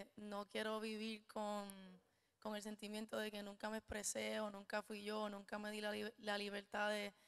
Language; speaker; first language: Spanish; native; Spanish